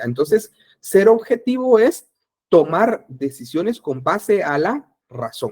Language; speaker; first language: Spanish; native; Spanish